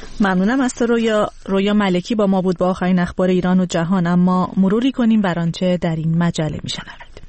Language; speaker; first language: Persian; native; Persian